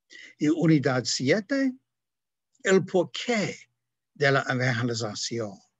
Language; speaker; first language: Spanish; non-native, fluent; English